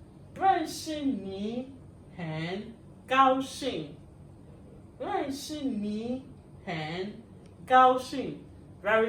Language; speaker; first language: Chinese; non-native, fluent; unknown